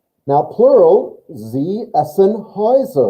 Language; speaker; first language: German; non-native, fluent; English